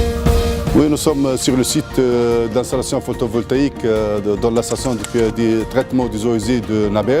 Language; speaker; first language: French; non-native, local second language; Arabic